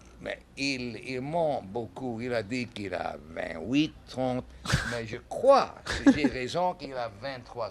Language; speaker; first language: French; non-native, learner; English